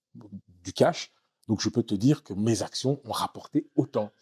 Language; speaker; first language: French; native; French